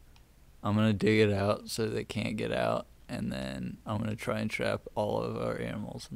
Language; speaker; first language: English; native; English